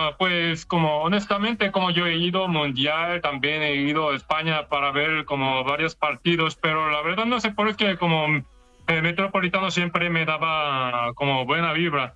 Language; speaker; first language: Spanish; non-native, learner; Korean